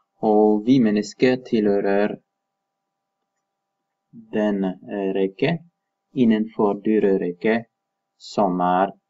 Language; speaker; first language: Norwegian; non-native, fluent; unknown